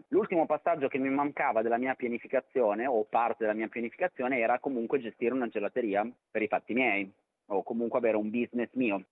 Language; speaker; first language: Italian; native; Italian